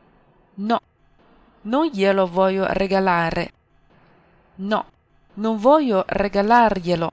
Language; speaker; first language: Italian; non-native, fluent; Chinese